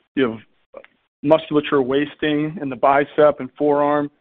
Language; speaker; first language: English; native; English